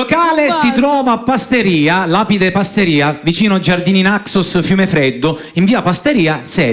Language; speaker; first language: Italian; native; Italian